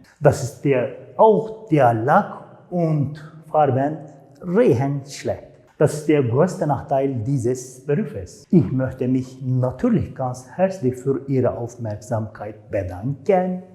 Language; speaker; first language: German; non-native, fluent; Turkish